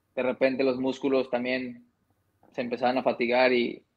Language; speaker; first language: Spanish; early bilingual, heritage; Spanish